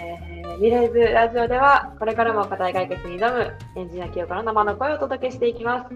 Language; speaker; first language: Japanese; native; Japanese